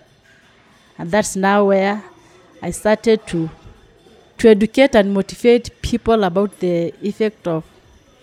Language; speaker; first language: English; non-native, local second language; Masai